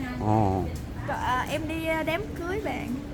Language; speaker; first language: Vietnamese; native; Vietnamese